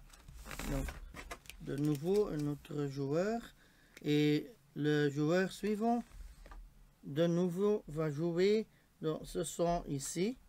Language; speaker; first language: French; non-native, local second language; Dutch